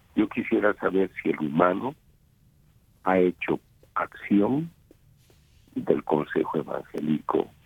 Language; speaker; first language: Spanish; native; Spanish